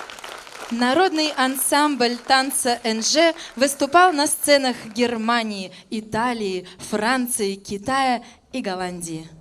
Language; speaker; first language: Russian; native; Russian